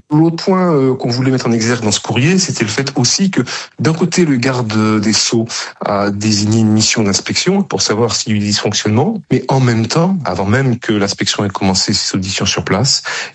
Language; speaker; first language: French; native; French